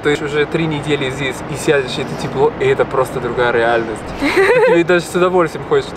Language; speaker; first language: Russian; non-native, fluent; Spanish